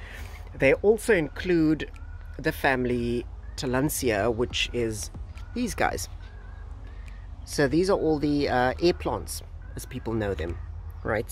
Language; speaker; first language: English; native; English